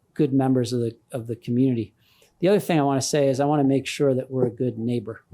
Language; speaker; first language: English; native; English